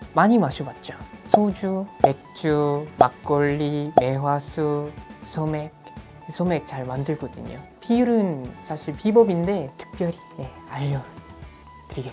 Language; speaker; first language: Korean; non-native, fluent; English